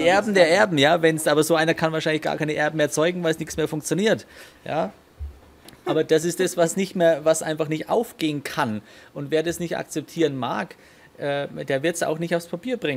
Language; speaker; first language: German; native; German